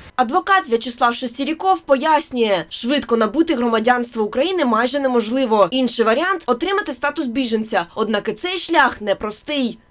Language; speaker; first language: Ukrainian; native; Ukrainian